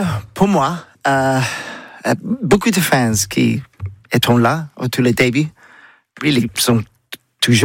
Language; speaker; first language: French; non-native, learner; English